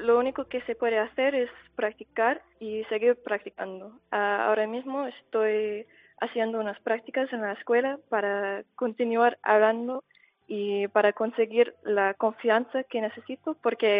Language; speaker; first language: Spanish; non-native, learner; English